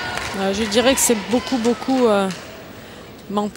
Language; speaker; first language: French; native; French